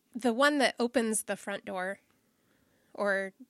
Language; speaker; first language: English; native; English